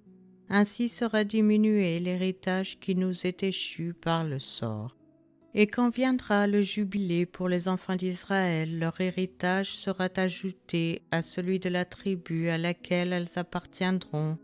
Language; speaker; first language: French; native; French